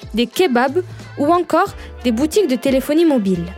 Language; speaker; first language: French; native; French